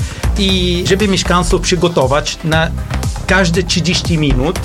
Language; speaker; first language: Polish; non-native, learner; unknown